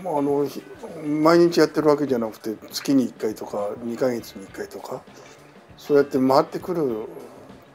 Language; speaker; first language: Japanese; native; Japanese